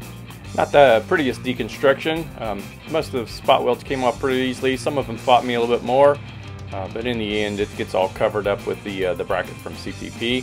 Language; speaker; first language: English; native; English